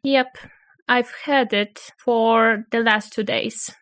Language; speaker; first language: English; non-native, fluent; Polish